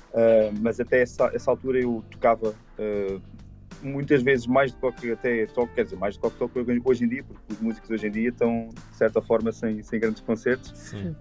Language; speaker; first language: Portuguese; native; Portuguese